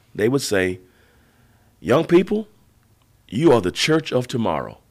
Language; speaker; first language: English; native; English